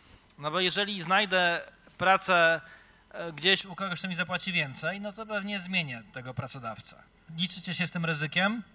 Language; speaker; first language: Polish; native; Polish